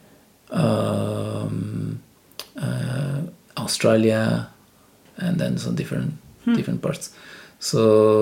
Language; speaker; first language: English; non-native, learner; Spanish